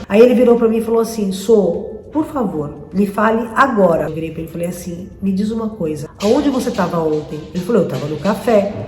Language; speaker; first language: Portuguese; native; Portuguese